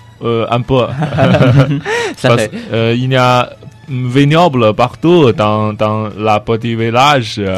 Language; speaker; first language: French; non-native, learner; Chinese